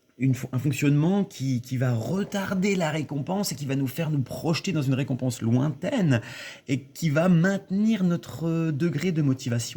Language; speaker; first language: French; native; French